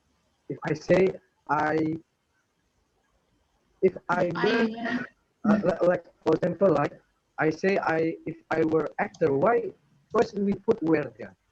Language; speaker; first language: English; non-native, learner; Indonesian